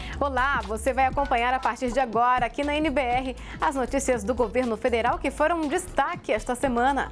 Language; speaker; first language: Portuguese; native; Portuguese